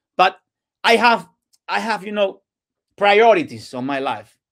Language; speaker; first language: English; non-native, learner; Spanish